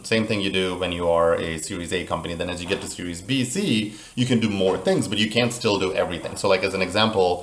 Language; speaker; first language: English; native; English